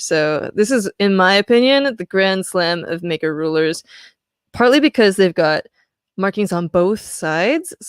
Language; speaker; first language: English; native; English